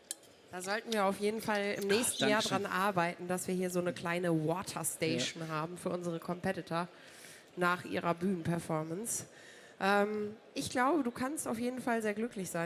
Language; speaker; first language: German; native; German